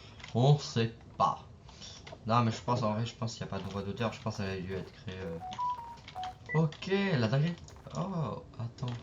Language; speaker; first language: French; native; French